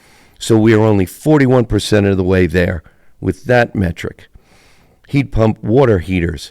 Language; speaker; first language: English; native; English